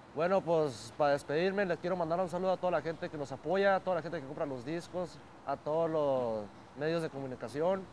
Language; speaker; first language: Spanish; early bilingual, heritage; Spanish